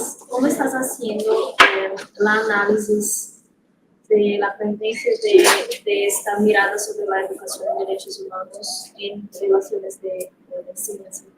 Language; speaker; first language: Spanish; non-native, fluent; Portuguese